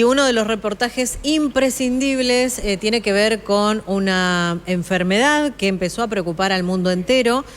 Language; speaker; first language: Spanish; native; Spanish